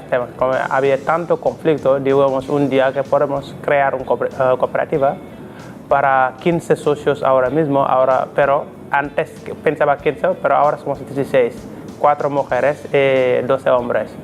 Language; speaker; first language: Spanish; non-native, fluent; Wolof